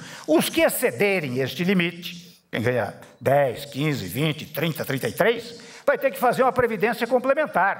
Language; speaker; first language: Portuguese; native; Portuguese